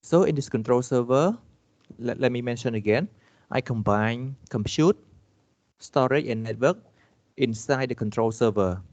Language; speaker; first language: English; non-native, fluent; Khmer